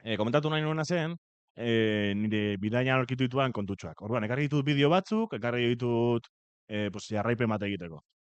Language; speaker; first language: Basque; non-native, local second language; Spanish